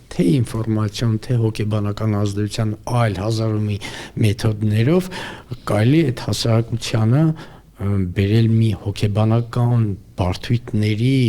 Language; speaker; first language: Armenian; native; Armenian